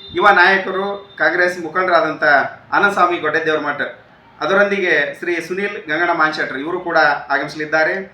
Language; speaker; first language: Kannada; native; Kannada